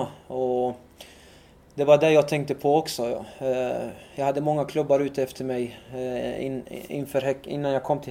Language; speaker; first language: Swedish; early bilingual, other home language; Arabic